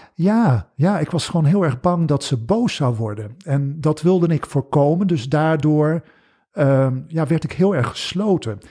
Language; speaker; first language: Dutch; early bilingual, other home language; English